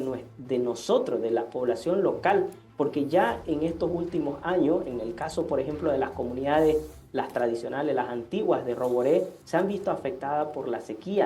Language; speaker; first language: Spanish; native; Spanish